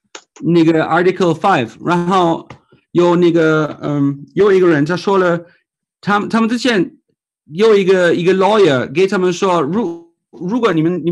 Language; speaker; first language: Chinese; non-native, fluent; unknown